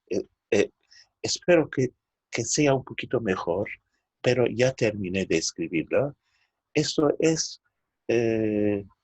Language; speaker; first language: Spanish; non-native, fluent; Turkish